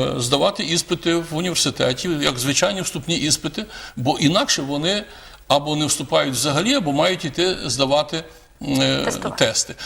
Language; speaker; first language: Ukrainian; native; Ukrainian